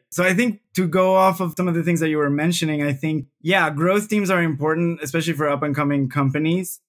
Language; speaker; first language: English; non-native, fluent; Spanish